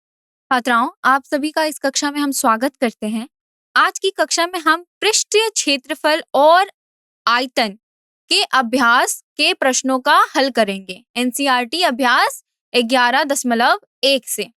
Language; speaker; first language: Hindi; native; Hindi